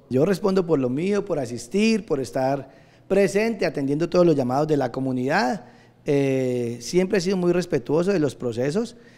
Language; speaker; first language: Spanish; native; Spanish